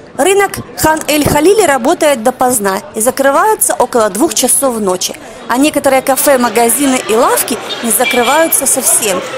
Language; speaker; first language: Russian; native; Russian